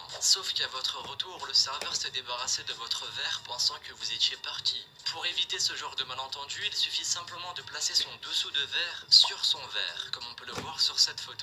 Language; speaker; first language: French; native; French